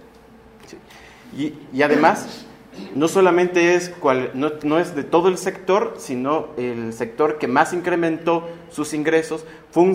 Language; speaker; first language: Spanish; native; Spanish